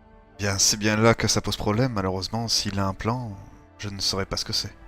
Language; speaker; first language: French; native; French